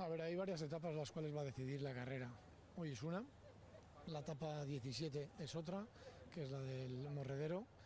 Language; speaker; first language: Spanish; native; Spanish